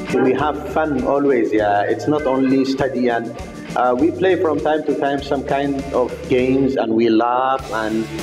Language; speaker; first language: English; non-native, fluent; Arabic